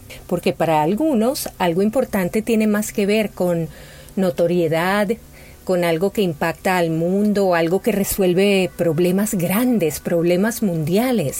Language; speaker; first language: Spanish; native; Spanish